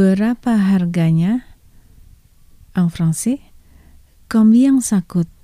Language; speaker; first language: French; non-native, fluent; Indonesian